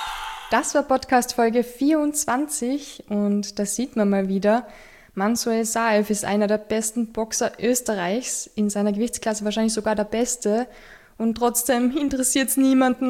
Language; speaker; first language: German; native; German